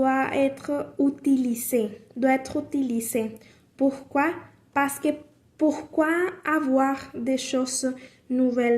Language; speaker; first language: French; non-native, learner; Spanish